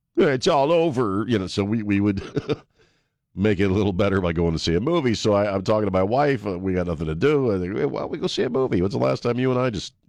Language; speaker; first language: English; native; English